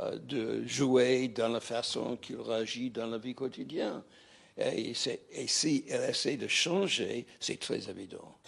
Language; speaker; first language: French; non-native, fluent; English